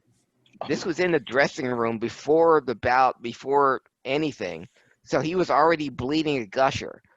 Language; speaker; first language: English; native; English